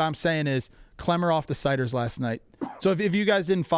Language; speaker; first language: English; native; English